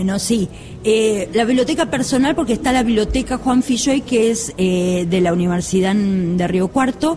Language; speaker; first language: Spanish; native; Spanish